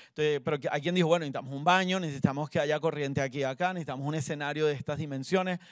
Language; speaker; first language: Spanish; native; Spanish